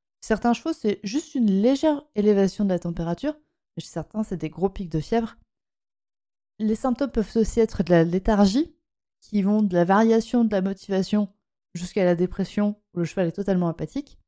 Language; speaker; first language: French; native; French